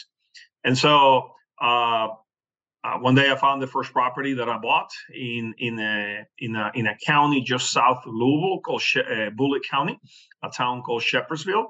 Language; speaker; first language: English; non-native, fluent; Spanish